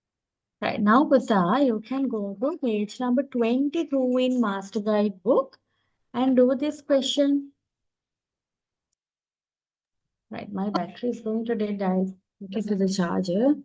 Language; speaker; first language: English; non-native, local second language; Sinhala